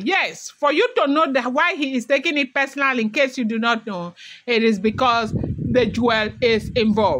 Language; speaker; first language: English; non-native, local second language; Yoruba